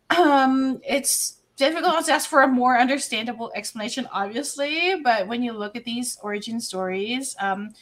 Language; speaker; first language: English; non-native, local second language; Filipino